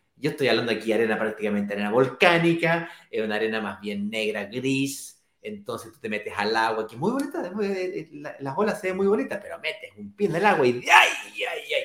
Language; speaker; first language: Spanish; native; Spanish